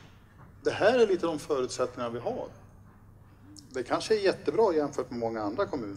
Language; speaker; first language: Swedish; native; Swedish